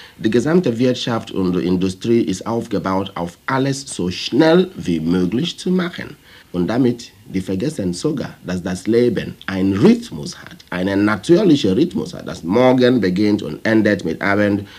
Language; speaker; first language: German; non-native, fluent; Igbo